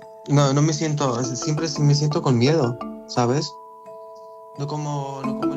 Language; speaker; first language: Spanish; non-native, learner; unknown